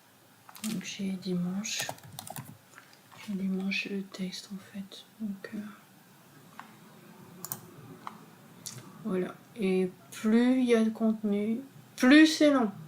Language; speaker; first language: French; native; French